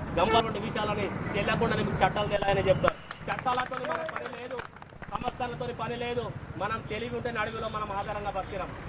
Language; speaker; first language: Telugu; non-native, local second language; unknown